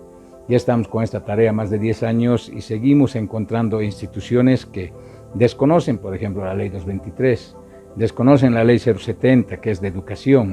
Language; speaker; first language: Spanish; native; Spanish